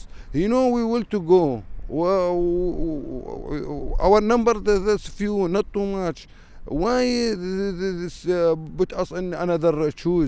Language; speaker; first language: English; non-native, learner; Arabic